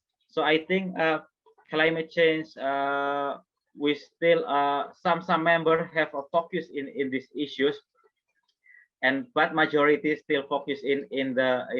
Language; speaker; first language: English; non-native, fluent; Indonesian